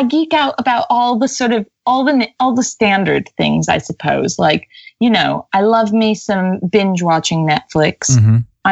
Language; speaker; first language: English; native; English